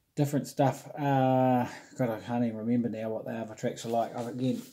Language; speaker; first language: English; native; English